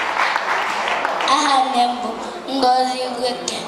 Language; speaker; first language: Igbo; early bilingual, heritage; Igbo